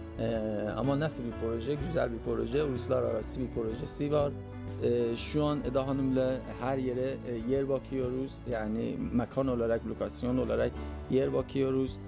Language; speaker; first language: Turkish; non-native, fluent; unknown